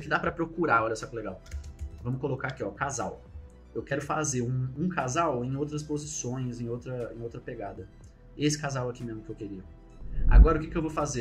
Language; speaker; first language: Portuguese; native; Portuguese